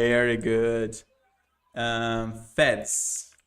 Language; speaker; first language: English; non-native, fluent; Portuguese